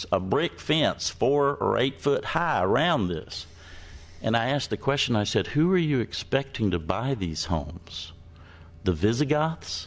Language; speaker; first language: English; native; English